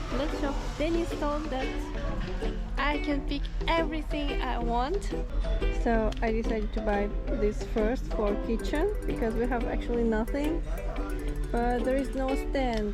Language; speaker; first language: English; non-native, fluent; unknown